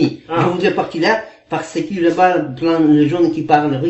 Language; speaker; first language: French; non-native, learner; Kazakh